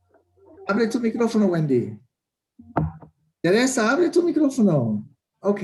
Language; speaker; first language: Spanish; non-native, fluent; English